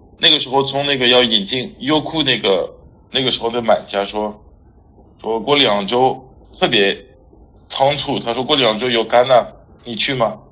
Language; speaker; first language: Chinese; non-native, fluent; French